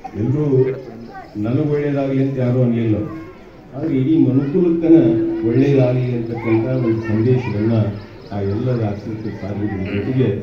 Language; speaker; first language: Kannada; native; Kannada